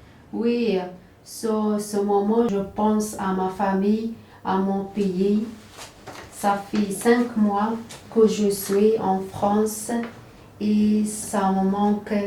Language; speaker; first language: French; non-native, learner; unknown